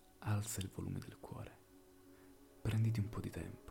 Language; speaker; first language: Italian; native; Italian